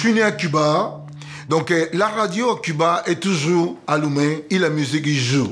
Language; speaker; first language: French; non-native, fluent; Spanish